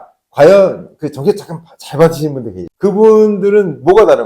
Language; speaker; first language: Korean; native; Korean